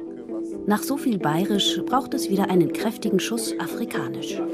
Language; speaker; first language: German; native; German